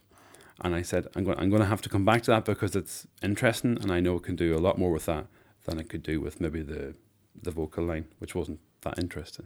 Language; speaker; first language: English; native; English